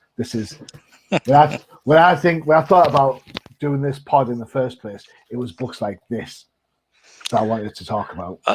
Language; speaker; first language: English; native; English